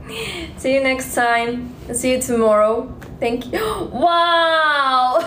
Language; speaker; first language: English; non-native, learner; Russian